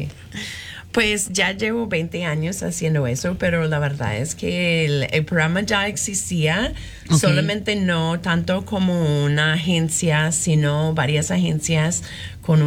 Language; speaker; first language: Spanish; non-native, fluent; English